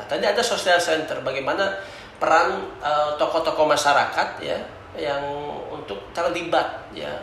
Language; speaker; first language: Indonesian; native; Indonesian